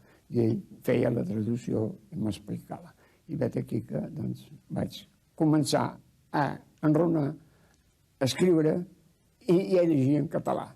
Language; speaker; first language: Catalan; early bilingual, heritage; Catalan